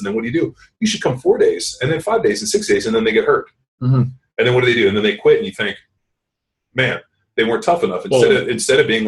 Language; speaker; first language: English; native; English